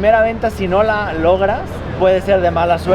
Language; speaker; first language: Spanish; native; Spanish